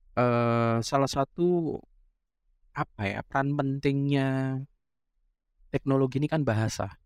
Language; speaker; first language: Indonesian; non-native, local second language; Javanese